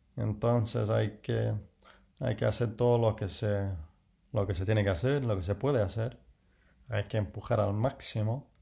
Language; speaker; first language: Spanish; non-native, fluent; English